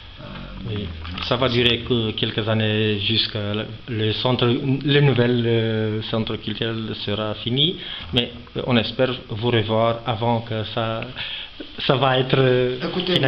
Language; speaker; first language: French; non-native, fluent; Romanian